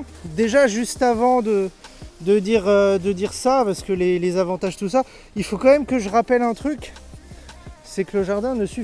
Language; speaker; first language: French; native; French